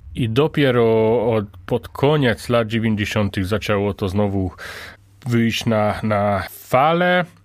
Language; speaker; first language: Polish; non-native, fluent; Hungarian